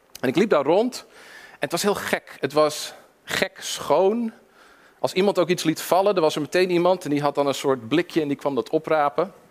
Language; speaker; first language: Dutch; early bilingual, other home language; English